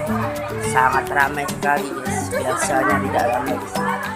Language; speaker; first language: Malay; non-native, local second language; Javanese